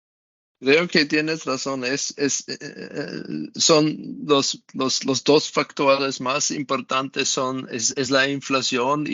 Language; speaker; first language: Spanish; non-native, learner; German